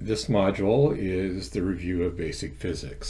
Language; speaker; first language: English; native; English